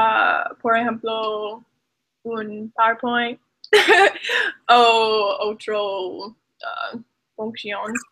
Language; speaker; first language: Spanish; non-native, learner; English